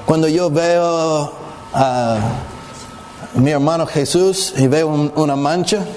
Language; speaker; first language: Spanish; non-native, learner; English